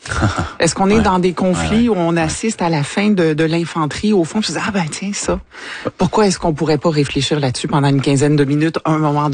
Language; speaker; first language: French; native; French